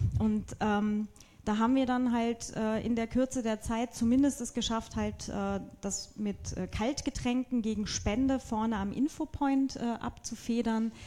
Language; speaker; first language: German; native; German